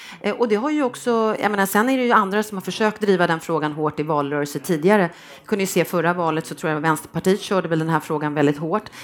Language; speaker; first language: Swedish; native; Swedish